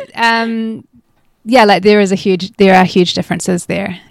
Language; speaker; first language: English; native; English